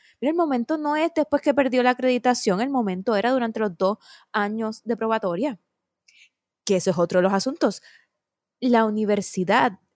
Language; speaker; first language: Spanish; native; Spanish